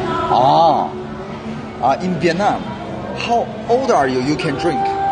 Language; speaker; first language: English; non-native, learner; Korean